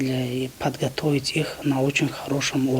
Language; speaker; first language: Russian; non-native, local second language; Tajik